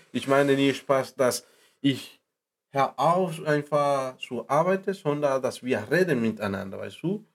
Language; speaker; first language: German; non-native, learner; Spanish